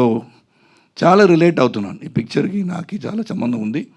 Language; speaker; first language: Telugu; non-native, fluent; Tamil